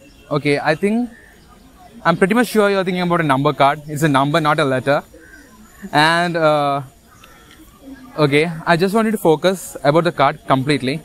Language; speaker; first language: English; non-native, local second language; Malayalam